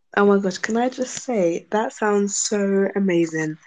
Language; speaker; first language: English; native; English